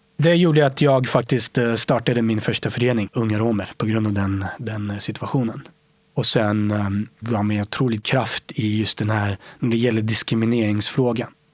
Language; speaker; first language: Swedish; early bilingual, other home language; Romany